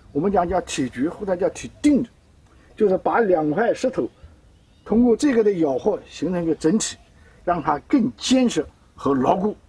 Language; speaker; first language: Chinese; native; Chinese